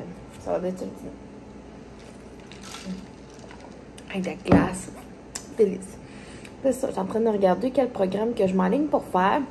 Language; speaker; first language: French; native; French